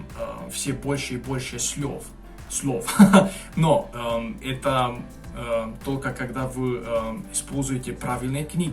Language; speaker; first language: Russian; non-native, fluent; Hungarian